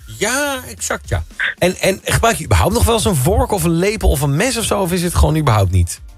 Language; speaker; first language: Dutch; native; Dutch